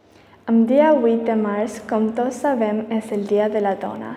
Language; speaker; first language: Catalan; non-native, learner; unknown